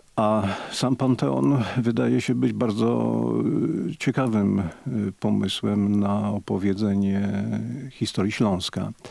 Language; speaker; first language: Polish; native; Polish